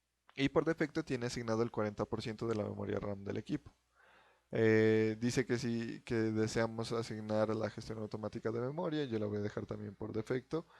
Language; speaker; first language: Spanish; native; Spanish